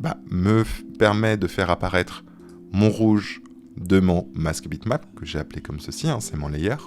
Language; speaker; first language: French; native; French